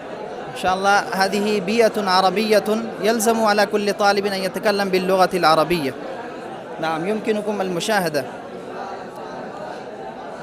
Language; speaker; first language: Arabic; non-native, fluent; Urdu